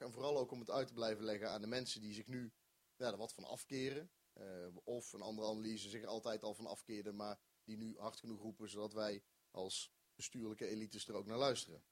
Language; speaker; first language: Dutch; native; Dutch